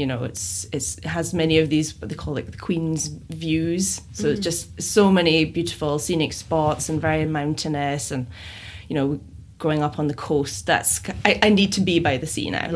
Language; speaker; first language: English; native; English